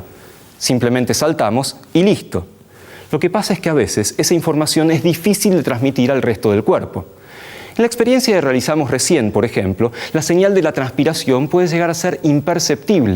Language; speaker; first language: Spanish; native; Spanish